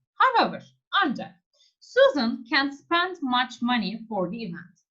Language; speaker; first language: English; non-native, fluent; Turkish